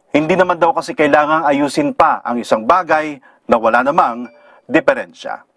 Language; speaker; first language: Filipino; native; Filipino